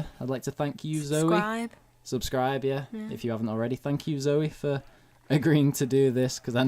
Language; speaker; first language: English; native; English